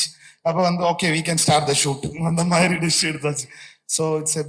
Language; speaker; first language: Tamil; non-native, learner; Malayalam